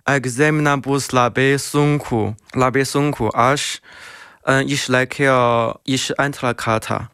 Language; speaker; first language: Lithuanian; non-native, learner; Chinese